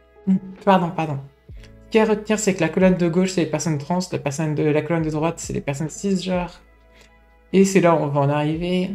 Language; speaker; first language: French; native; French